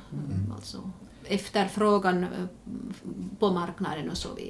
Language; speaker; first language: Swedish; non-native, local second language; Finnish